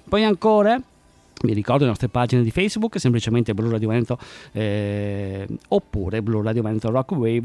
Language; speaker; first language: Italian; native; Italian